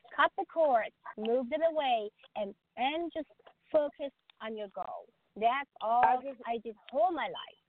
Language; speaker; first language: English; non-native, fluent; Persian